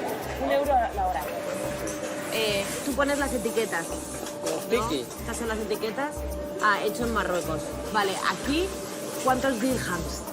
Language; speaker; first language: Spanish; native; Spanish